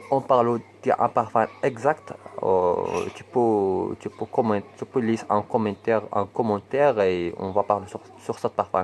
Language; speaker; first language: French; non-native, learner; Arabic